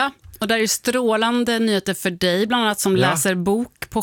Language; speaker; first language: Swedish; native; Swedish